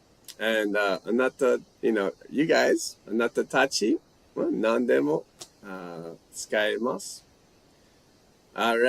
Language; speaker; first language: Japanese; non-native, learner; English